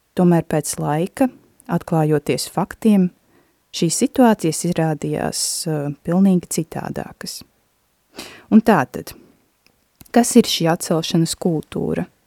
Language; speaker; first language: Latvian; native; Latvian